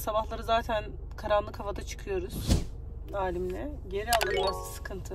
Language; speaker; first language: Turkish; native; Turkish